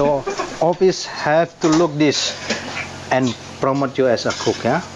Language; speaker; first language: English; non-native, learner; Indonesian